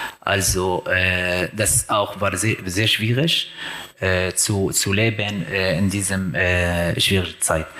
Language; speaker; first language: German; non-native, learner; Arabic